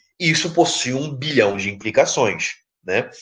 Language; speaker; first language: Portuguese; native; Portuguese